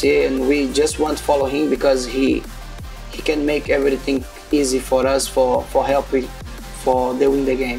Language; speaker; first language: English; non-native, learner; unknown